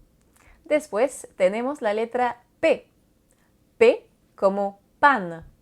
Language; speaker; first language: Spanish; non-native, fluent; French